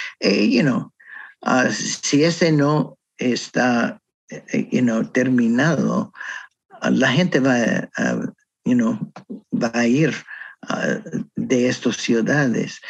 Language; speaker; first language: Spanish; non-native, learner; English